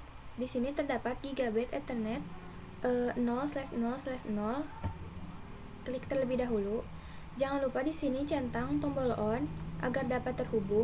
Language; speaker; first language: Indonesian; native; Indonesian